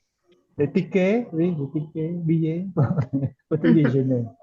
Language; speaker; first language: French; non-native, learner; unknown